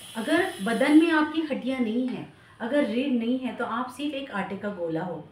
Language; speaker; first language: Hindi; non-native, local second language; Marathi